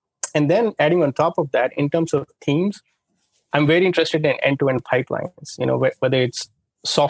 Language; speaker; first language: English; non-native, local second language; Hindi